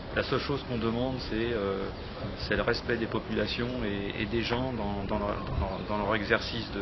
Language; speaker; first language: French; native; French